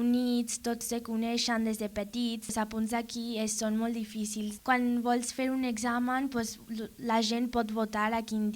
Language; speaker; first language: Catalan; non-native, learner; English